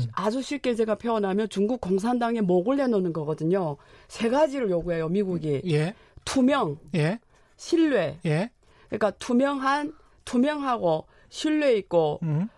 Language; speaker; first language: Korean; early bilingual, heritage; Korean